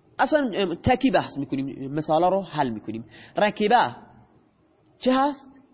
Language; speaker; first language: Persian; non-native, local second language; Baluchi